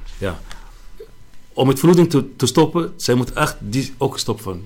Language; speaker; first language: Dutch; non-native, learner; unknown